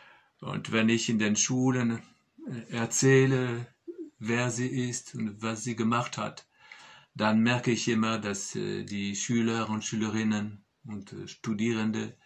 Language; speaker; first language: German; non-native, fluent; French